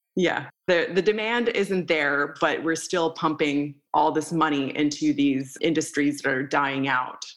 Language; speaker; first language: English; early bilingual, other home language; Romanian